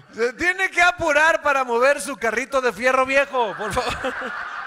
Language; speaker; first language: Spanish; native; Spanish